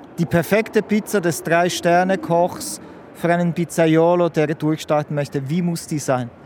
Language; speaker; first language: German; native; German